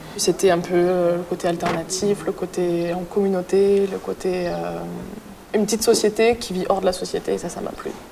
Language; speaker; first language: French; native; French